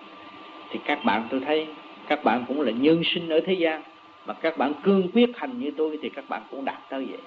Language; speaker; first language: Vietnamese; native; Vietnamese